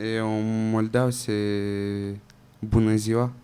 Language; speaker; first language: French; non-native, fluent; Romanian